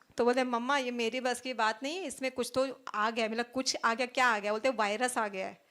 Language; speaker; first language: Hindi; non-native, local second language; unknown